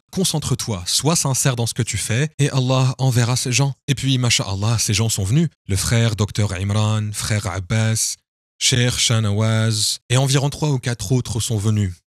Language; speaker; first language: French; non-native, fluent; English